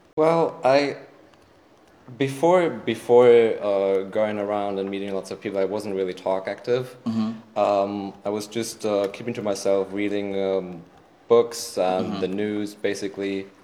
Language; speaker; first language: English; non-native, fluent; German